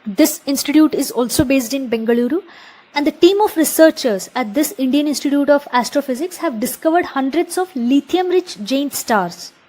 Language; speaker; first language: English; non-native, local second language; Kannada